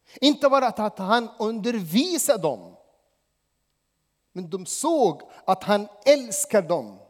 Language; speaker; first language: Swedish; non-native, fluent; Arabic